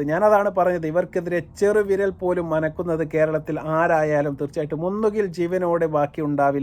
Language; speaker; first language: Malayalam; native; Malayalam